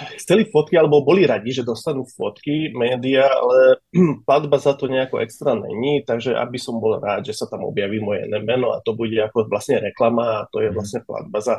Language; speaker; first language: Slovak; non-native, local second language; Hungarian